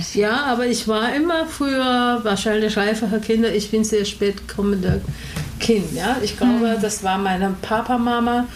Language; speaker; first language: German; non-native, learner; Chinese